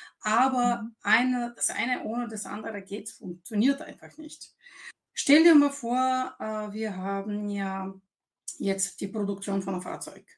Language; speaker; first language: German; non-native, fluent; Bulgarian